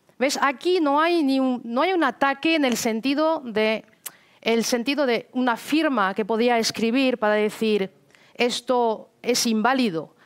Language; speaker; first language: Spanish; non-native, fluent; French